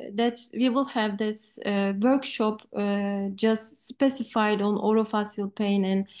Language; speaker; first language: English; non-native, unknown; Turkish